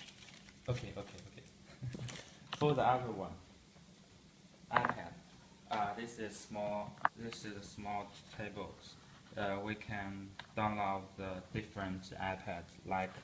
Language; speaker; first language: English; non-native, learner; Chinese